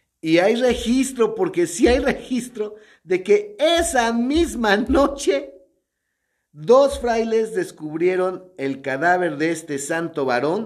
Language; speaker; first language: Spanish; native; Spanish